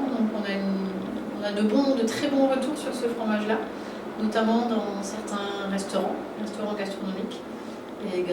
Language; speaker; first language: French; native; French